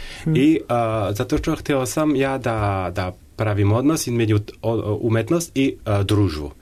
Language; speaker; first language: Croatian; non-native, learner; French